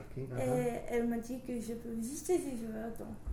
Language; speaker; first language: French; non-native, learner; English